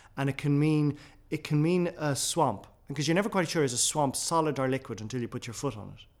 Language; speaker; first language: English; non-native, local second language; Irish